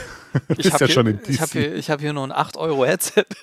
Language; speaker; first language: German; native; German